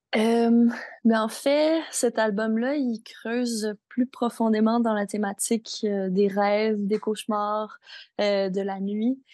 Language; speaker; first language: French; native; French